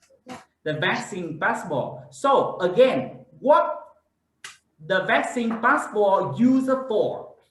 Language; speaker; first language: English; non-native, fluent; Vietnamese